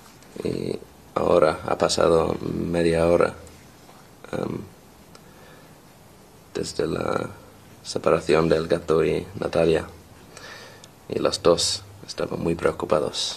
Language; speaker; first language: Spanish; non-native, learner; English